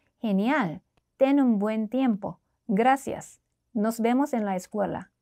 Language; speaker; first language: Spanish; non-native, fluent; Korean